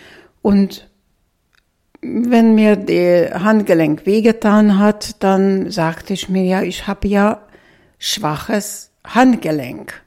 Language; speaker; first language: German; non-native, fluent; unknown